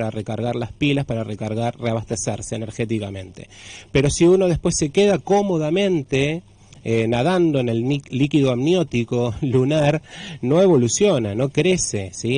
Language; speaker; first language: Spanish; native; Spanish